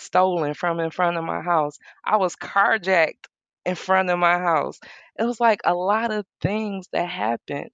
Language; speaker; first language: English; native; English